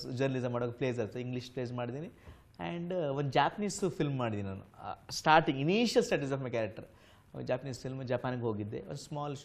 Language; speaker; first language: Kannada; non-native, local second language; Konkani